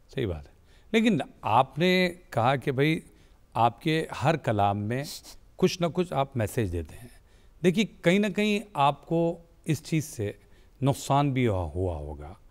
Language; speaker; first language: Urdu; native; Urdu